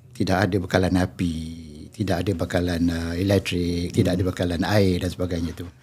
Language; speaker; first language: Malay; native; Malay